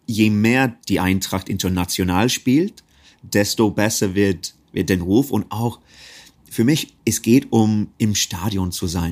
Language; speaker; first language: German; non-native, fluent; English